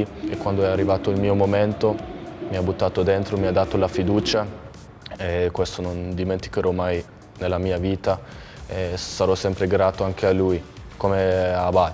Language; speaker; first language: Italian; non-native, fluent; German